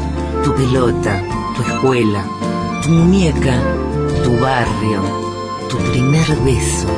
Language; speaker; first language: Spanish; native; Spanish